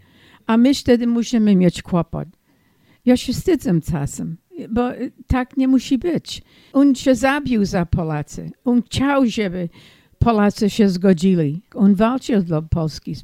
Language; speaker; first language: Polish; early bilingual, heritage; English